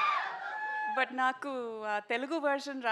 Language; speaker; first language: Telugu; non-native, learner; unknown